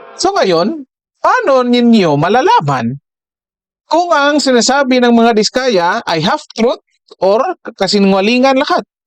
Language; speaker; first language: Filipino; native; Filipino